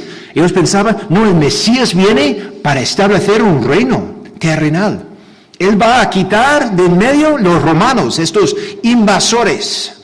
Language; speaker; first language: Spanish; non-native, fluent; English